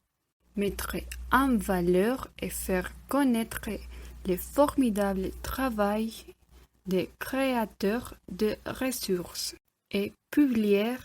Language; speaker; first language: French; non-native, learner; Spanish